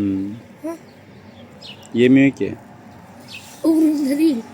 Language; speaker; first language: Turkish; early bilingual, heritage; Turkish